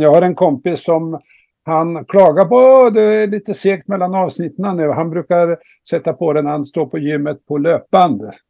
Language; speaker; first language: Swedish; native; Swedish